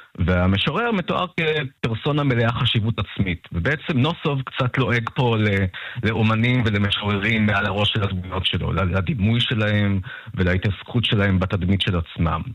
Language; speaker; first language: Hebrew; early bilingual, other home language; Russian